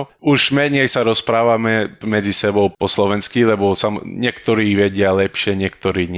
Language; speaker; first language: Slovak; early bilingual, heritage; Slovak